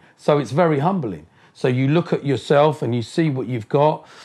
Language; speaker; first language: English; native; English